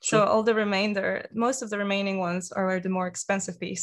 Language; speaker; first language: English; non-native, fluent; Polish